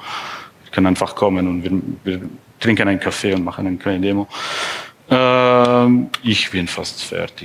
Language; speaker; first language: German; non-native, fluent; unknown